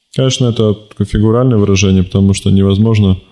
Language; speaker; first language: Russian; native; Russian